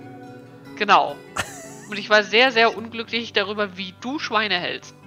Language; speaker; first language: German; native; German